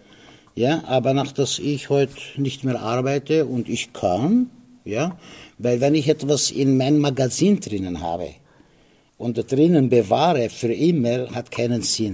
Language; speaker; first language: German; non-native, fluent; Aramaic